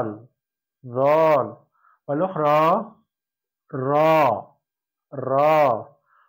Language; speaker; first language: Arabic; non-native, fluent; Persian